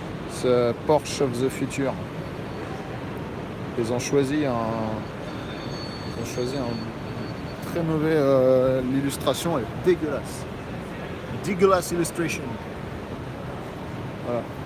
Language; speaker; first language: French; native; French